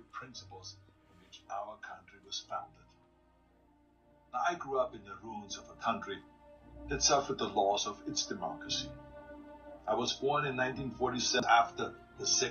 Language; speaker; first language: English; non-native, fluent; German